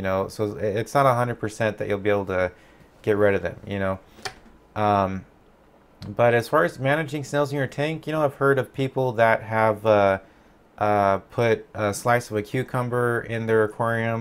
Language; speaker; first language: English; native; English